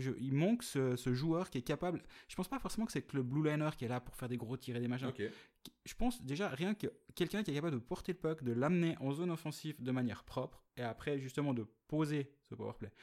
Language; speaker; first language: French; native; French